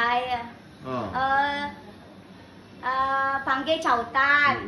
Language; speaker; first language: Chinese; non-native, learner; Indonesian